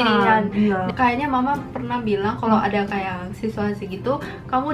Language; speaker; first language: Indonesian; early bilingual, heritage; Korean